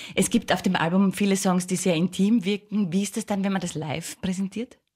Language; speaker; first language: German; native; German